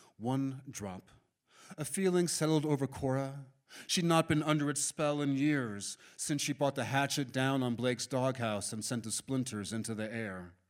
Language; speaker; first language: English; native; English